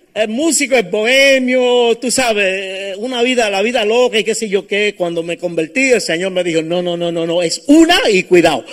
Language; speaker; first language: Spanish; early bilingual, heritage; Spanish